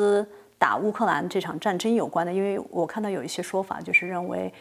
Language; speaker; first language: Chinese; native; Chinese